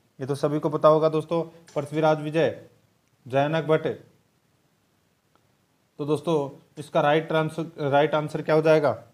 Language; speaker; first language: Hindi; native; Hindi